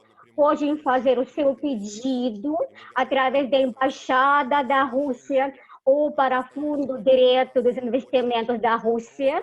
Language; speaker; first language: Portuguese; non-native, fluent; Russian